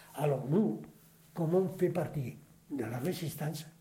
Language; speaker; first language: French; non-native, fluent; Spanish